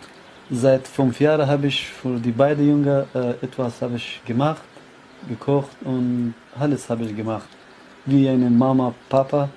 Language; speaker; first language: German; non-native, learner; Persian